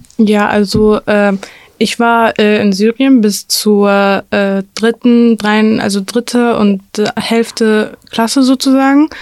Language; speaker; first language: German; early bilingual, other home language; Arabic